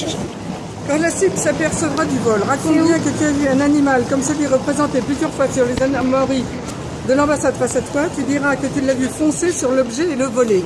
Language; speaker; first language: French; native; French